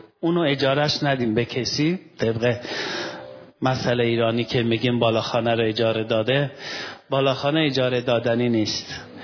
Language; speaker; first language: Persian; non-native, local second language; Armenian